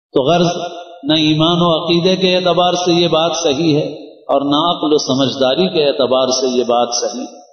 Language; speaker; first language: Urdu; native; Urdu